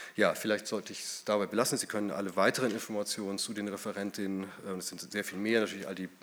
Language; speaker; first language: German; native; German